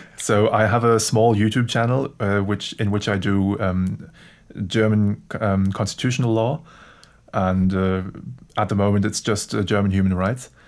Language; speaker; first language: English; non-native, fluent; German